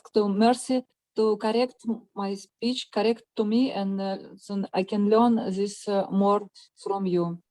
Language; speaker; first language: English; non-native, learner; Russian